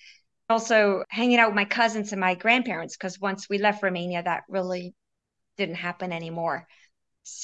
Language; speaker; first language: English; early bilingual, other home language; Romanian